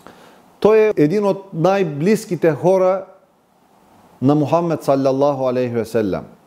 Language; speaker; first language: Bulgarian; non-native, local second language; Turkish